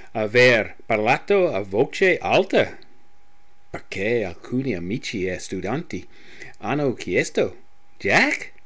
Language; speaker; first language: Italian; non-native, learner; English